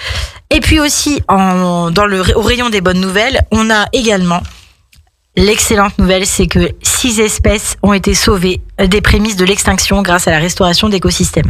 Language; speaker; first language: French; native; French